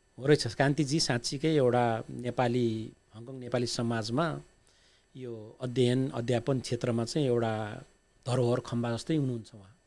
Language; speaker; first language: Nepali; native; Nepali